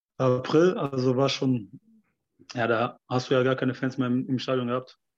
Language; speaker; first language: German; early bilingual, other home language; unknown